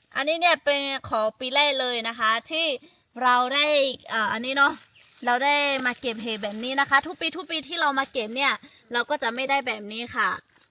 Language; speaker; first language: Thai; non-native, local second language; Lahu